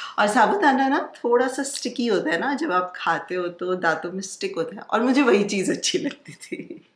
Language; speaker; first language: Hindi; non-native, local second language; Bangla